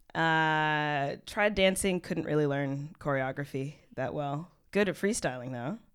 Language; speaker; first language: English; native; English